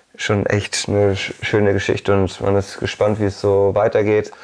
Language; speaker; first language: German; native; German